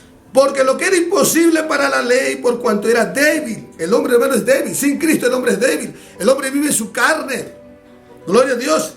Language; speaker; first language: Spanish; native; Spanish